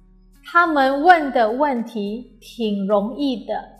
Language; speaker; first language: Chinese; non-native, fluent; Indonesian